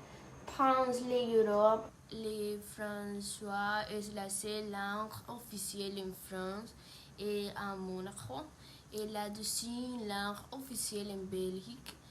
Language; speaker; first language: French; non-native, learner; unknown